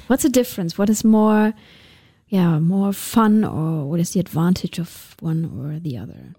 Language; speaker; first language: English; non-native, fluent; German